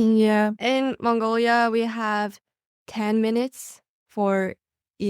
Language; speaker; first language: English; non-native, learner; Mongolian